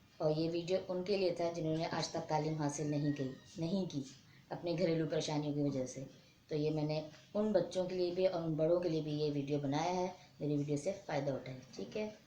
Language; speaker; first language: Urdu; non-native, local second language; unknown